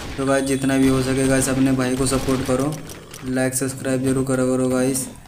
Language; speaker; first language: Hindi; native; Hindi